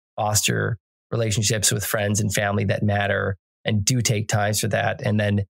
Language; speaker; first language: English; native; English